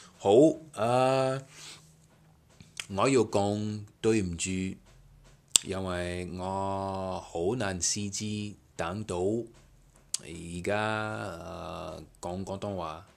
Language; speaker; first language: Cantonese; non-native, learner; English